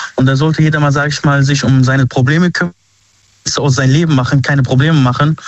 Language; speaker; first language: German; early bilingual, other home language; Arabic